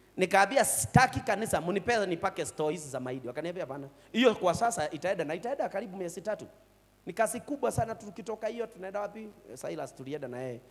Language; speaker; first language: Swahili; non-native, local second language; Kikuyu